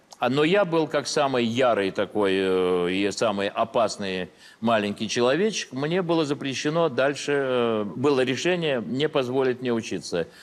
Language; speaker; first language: Russian; early bilingual, heritage; Russian